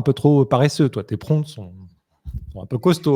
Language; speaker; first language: French; native; French